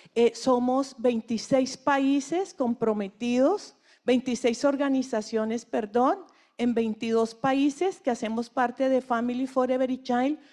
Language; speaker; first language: Spanish; native; Spanish